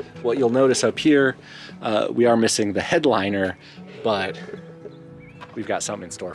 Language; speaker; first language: English; native; English